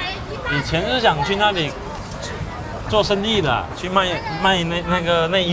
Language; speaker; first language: Chinese; native; Chinese